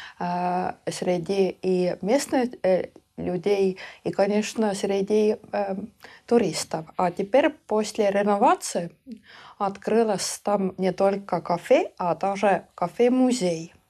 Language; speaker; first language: Russian; non-native, local second language; Estonian